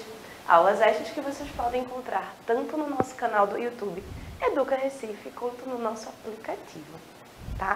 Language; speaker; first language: Portuguese; native; Portuguese